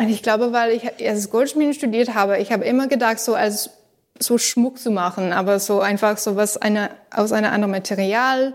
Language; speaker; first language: German; non-native, learner; English